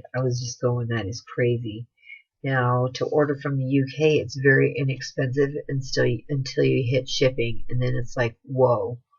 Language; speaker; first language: English; native; English